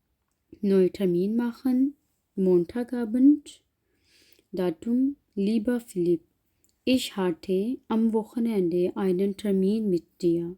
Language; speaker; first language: German; non-native, learner; Urdu